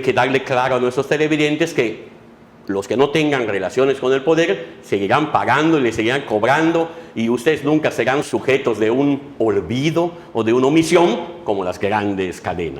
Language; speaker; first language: Spanish; native; Spanish